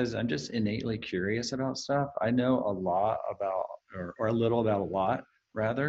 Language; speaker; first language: English; native; English